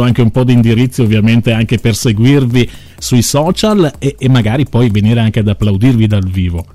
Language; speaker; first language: Italian; native; Italian